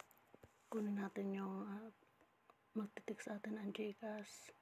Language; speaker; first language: Filipino; native; Filipino